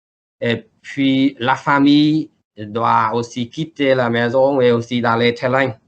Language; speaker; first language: French; non-native, learner; Vietnamese